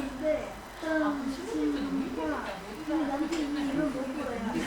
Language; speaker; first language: Korean; non-native, learner; Chinese